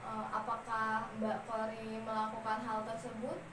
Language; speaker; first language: Indonesian; native; Indonesian